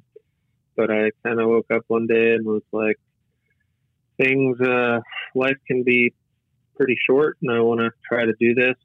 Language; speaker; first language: English; native; English